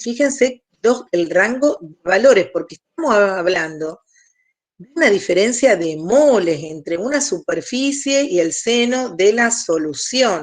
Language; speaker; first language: Spanish; native; Spanish